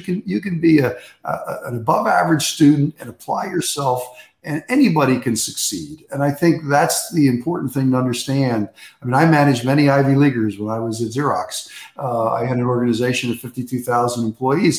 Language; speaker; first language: English; native; English